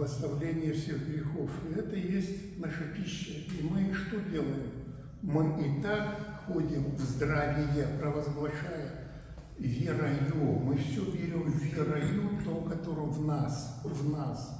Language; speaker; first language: Russian; native; Russian